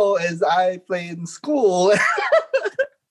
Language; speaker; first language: English; non-native, local second language; Filipino